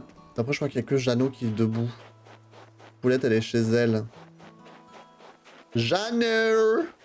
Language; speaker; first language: French; native; French